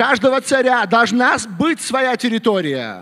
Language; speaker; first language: Russian; native; Russian